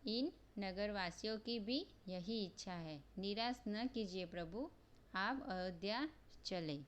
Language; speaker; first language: Hindi; non-native, local second language; Gujarati